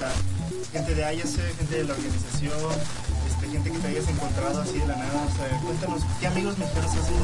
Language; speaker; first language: Spanish; native; Spanish